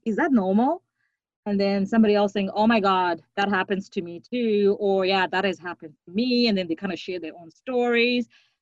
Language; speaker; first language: English; non-native, local second language; Shona